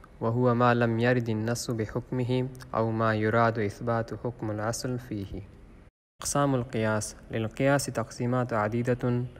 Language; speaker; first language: Arabic; non-native, fluent; Malay